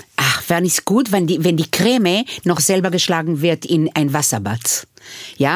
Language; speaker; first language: German; early bilingual, other home language; Hebrew